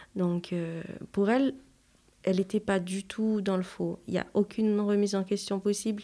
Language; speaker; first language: French; non-native, local second language; Haitian Creole